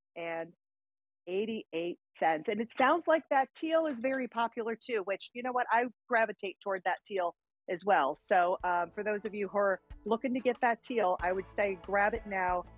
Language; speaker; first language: English; native; English